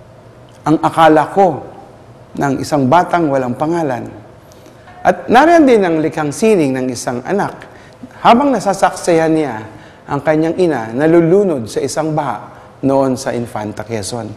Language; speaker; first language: Filipino; native; Filipino